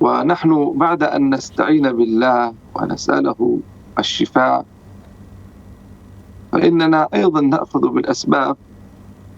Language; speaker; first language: Arabic; native; Arabic